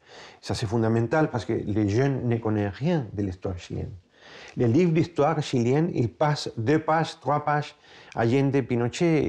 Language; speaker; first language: French; non-native, fluent; Spanish